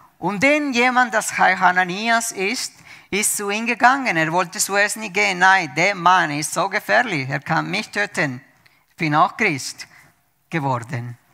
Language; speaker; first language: German; non-native, fluent; Spanish